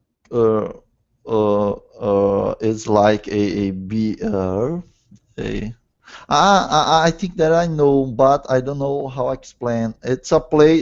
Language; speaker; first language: English; non-native, learner; Portuguese